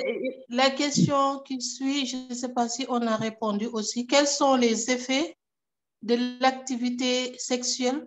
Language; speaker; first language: French; native; French